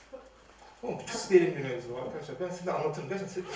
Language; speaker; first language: Turkish; native; Turkish